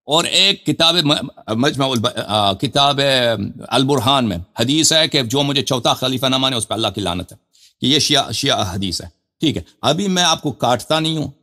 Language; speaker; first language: Urdu; non-native, fluent; Persian